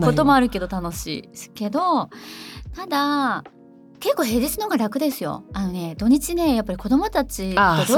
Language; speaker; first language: Japanese; native; Japanese